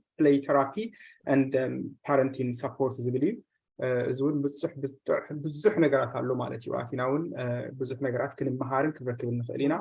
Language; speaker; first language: Tigrinya; native; Tigrinya